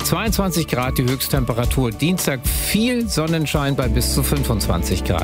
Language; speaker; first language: German; native; German